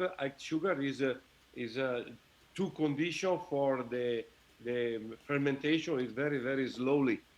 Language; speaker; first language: English; non-native, learner; Italian